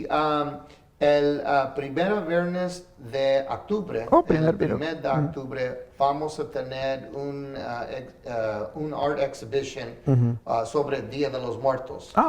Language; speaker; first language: Spanish; early bilingual, heritage; English